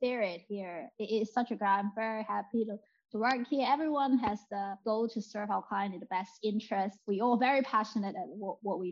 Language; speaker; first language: English; non-native, local second language; Cantonese